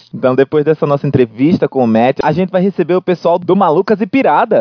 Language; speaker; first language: Portuguese; native; Portuguese